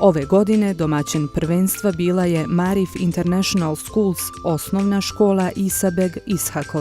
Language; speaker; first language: Bosnian; native; Bosnian